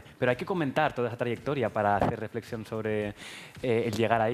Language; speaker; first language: Spanish; non-native, local second language; Catalan